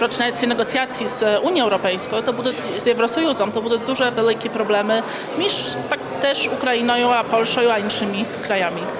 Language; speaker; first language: Polish; non-native, learner; Ukrainian